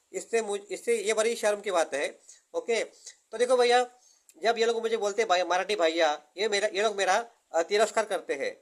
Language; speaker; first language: Hindi; non-native, local second language; Marathi